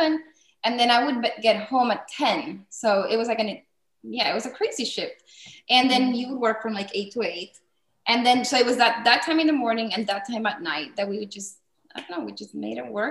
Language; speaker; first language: English; non-native, fluent; Spanish